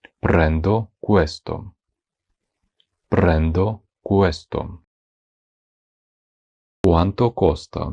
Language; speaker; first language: Italian; non-native, fluent; Ukrainian